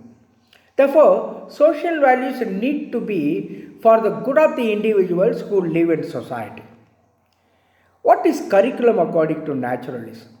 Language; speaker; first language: English; non-native, local second language; Tamil